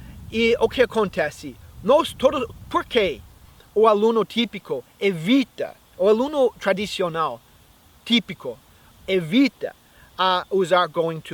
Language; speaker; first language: Portuguese; non-native, fluent; English